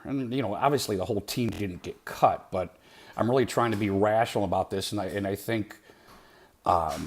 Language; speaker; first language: English; native; English